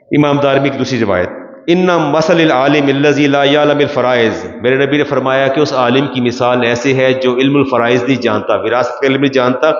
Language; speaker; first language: Urdu; non-native, local second language; Punjabi